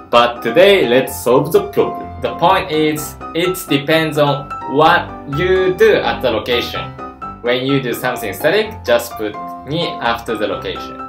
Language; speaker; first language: English; non-native, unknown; Japanese